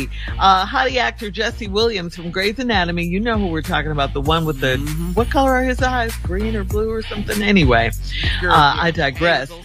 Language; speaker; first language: English; native; English